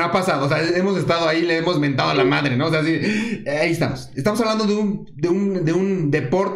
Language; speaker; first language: Spanish; native; Spanish